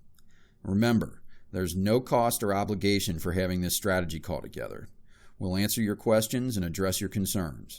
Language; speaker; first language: English; native; English